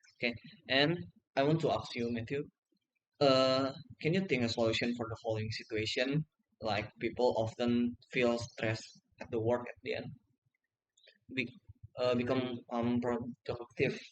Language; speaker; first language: English; non-native, learner; Indonesian